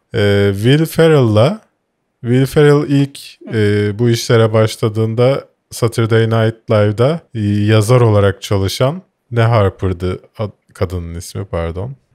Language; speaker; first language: Turkish; native; Turkish